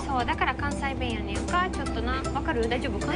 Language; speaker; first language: Japanese; native; Japanese